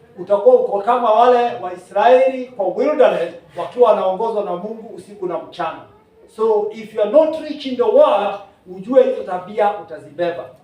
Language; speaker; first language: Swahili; non-native, local second language; Kikuyu